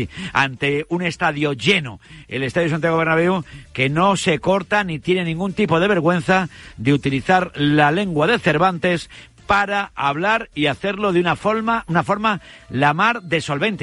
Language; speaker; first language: Spanish; native; Spanish